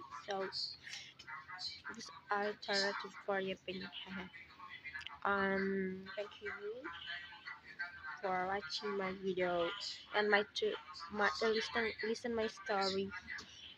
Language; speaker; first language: English; non-native, learner; Indonesian